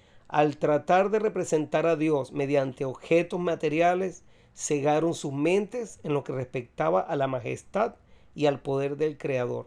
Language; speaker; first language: Spanish; native; Spanish